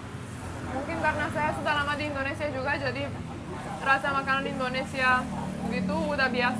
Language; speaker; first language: Indonesian; non-native, fluent; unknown